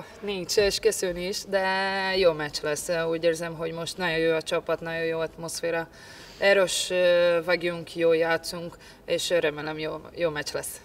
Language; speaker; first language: Hungarian; non-native, fluent; Portuguese